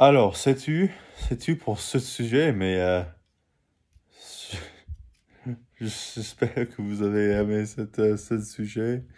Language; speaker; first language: French; non-native, learner; English